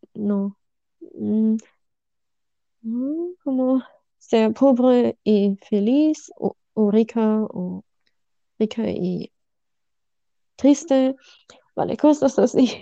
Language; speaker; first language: Spanish; non-native, learner; German